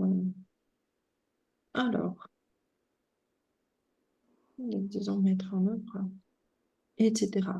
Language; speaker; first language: French; non-native, fluent; Russian